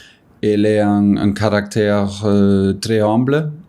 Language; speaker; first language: French; non-native, fluent; German